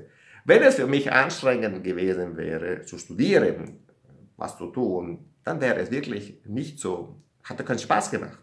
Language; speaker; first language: German; non-native, learner; Italian